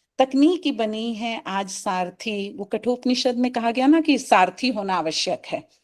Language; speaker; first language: Hindi; native; Hindi